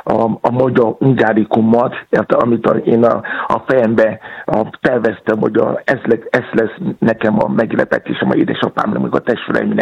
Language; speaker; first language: Hungarian; non-native, learner; Yoruba